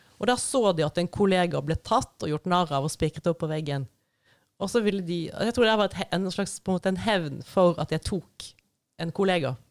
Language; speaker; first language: Norwegian; native; Norwegian